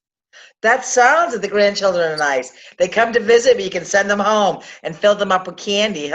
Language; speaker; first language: English; native; English